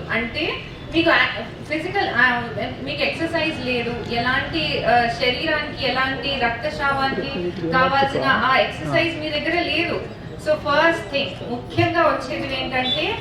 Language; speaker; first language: Telugu; native; Telugu